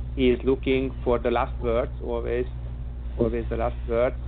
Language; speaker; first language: English; non-native, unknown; Hungarian